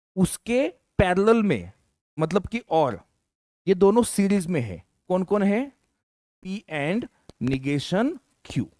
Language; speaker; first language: Hindi; non-native, local second language; Marathi